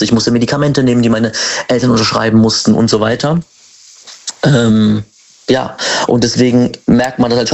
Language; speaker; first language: German; native; German